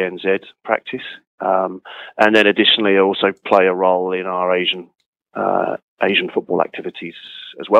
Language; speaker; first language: English; native; English